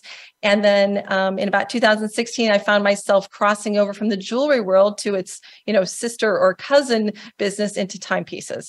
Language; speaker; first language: English; native; English